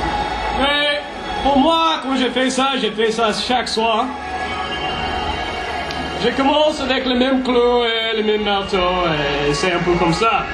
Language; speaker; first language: French; non-native, fluent; English